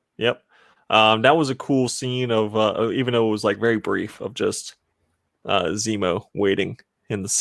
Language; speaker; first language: English; native; English